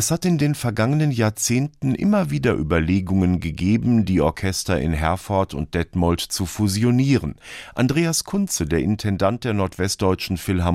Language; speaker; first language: German; native; German